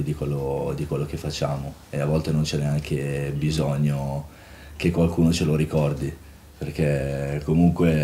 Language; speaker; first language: Italian; native; Italian